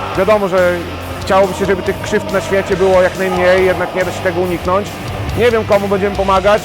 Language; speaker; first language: Polish; native; Polish